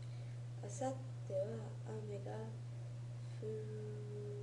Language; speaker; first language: Japanese; non-native, learner; English